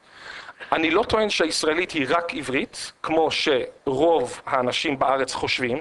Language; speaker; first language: Hebrew; native; Hebrew